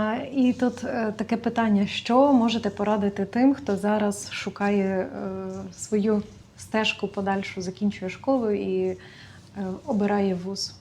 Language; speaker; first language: Ukrainian; native; Ukrainian